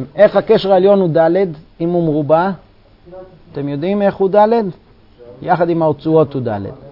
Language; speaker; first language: Hebrew; non-native, fluent; English